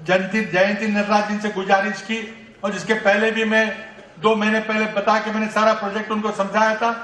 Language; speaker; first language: Hindi; non-native, local second language; Marathi